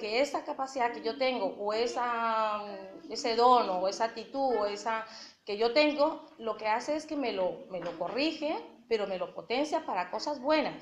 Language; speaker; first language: Spanish; native; Spanish